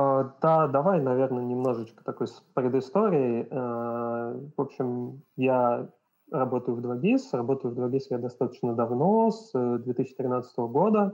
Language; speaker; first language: Russian; native; Russian